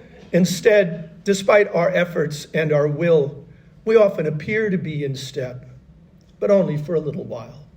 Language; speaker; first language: English; native; English